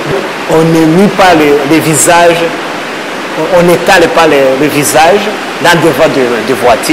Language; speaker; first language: French; non-native, learner; Kinyarwanda